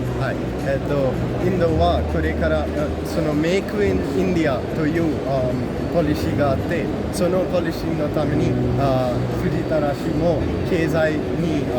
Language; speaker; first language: Japanese; non-native, fluent; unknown